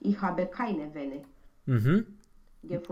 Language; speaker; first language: German; non-native, learner; Romanian